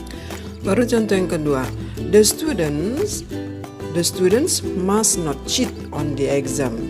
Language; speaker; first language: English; non-native, fluent; Indonesian